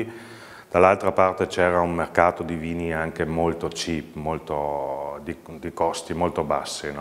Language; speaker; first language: Italian; non-native, local second language; German